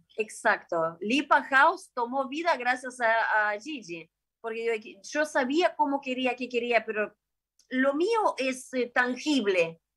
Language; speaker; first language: Spanish; non-native, fluent; Ukrainian